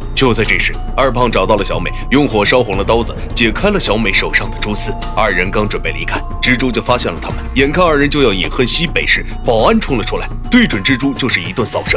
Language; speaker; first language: Chinese; native; Chinese